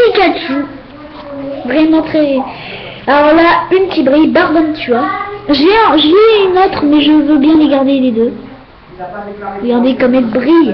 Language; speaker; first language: French; native; French